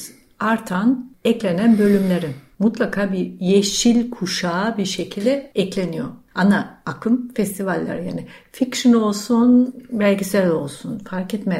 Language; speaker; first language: Turkish; non-native, fluent; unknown